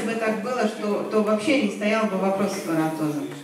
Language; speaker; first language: Russian; native; Russian